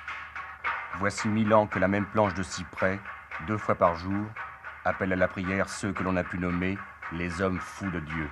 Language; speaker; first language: French; native; French